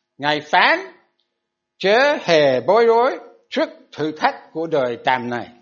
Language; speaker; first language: Vietnamese; non-native, fluent; English